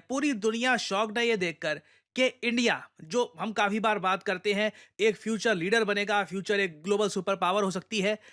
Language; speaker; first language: Hindi; native; Hindi